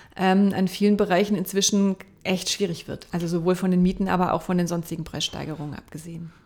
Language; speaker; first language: German; native; German